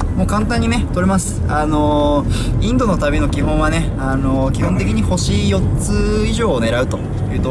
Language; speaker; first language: Japanese; native; Japanese